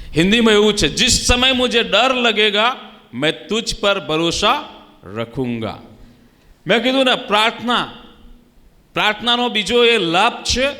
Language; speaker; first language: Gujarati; native; Gujarati